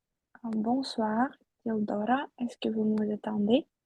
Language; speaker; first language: French; non-native, learner; Russian